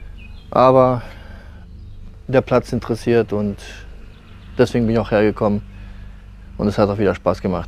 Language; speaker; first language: German; native; German